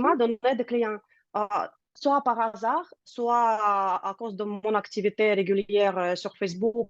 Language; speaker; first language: French; non-native, learner; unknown